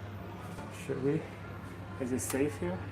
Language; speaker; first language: English; native; English